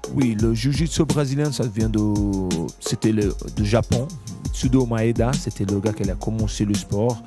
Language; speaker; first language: French; non-native, fluent; Portuguese